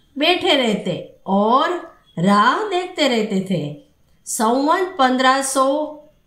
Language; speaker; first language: Hindi; non-native, local second language; Gujarati